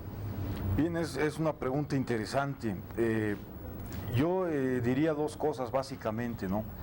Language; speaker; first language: Spanish; native; Spanish